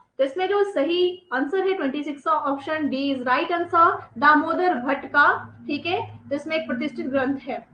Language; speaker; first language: Hindi; native; Hindi